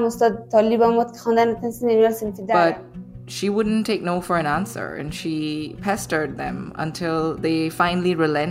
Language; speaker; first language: English; non-native, local second language; Gujarati